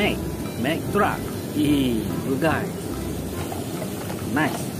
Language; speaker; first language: English; non-native, learner; Indonesian